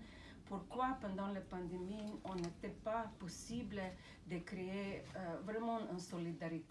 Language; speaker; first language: French; non-native, fluent; Slovenian